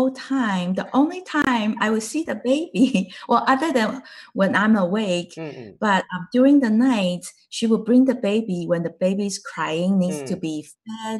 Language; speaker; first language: English; non-native, fluent; Chinese